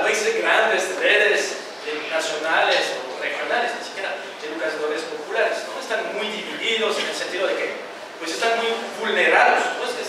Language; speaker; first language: Spanish; non-native, fluent; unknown